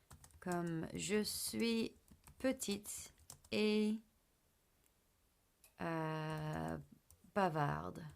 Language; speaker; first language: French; non-native, fluent; English